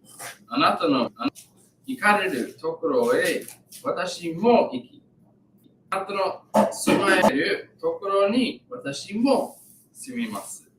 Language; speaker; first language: Japanese; non-native, learner; English